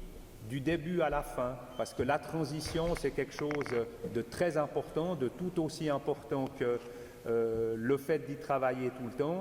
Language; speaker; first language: French; native; French